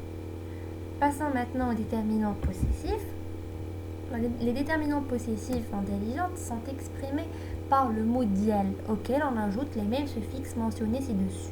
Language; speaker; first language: French; non-native, local second language; Arabic